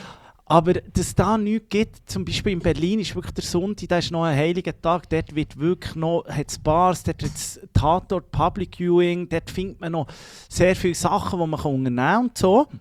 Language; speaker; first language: German; native; German